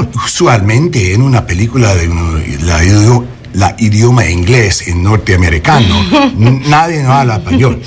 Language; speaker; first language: Spanish; early bilingual, heritage; Spanish